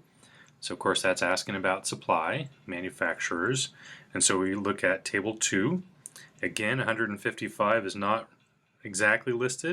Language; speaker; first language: English; native; English